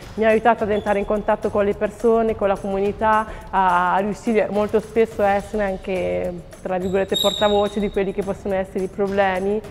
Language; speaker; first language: Italian; early bilingual, other home language; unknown